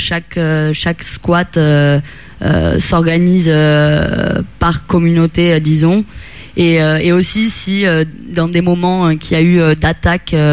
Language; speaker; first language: French; non-native, fluent; Italian